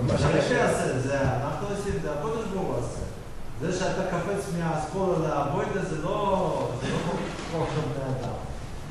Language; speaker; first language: Hebrew; non-native, learner; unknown